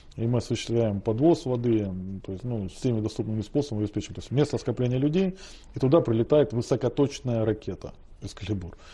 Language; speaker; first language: Russian; native; Russian